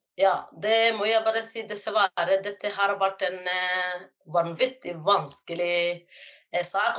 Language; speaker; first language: Norwegian; non-native, fluent; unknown